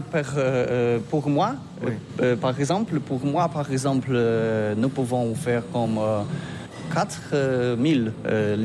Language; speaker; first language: French; non-native, learner; Polish